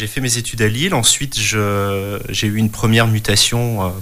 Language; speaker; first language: French; native; French